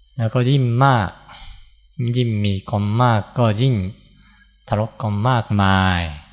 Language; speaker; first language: Thai; non-native, fluent; Japanese